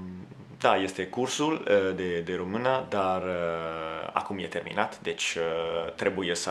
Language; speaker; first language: Romanian; non-native, fluent; Italian